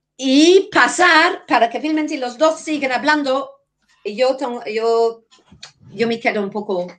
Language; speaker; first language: Spanish; non-native, fluent; English